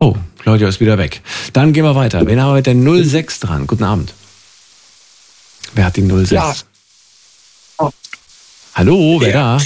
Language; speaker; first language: German; native; German